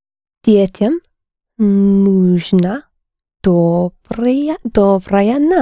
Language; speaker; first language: Russian; non-native, learner; English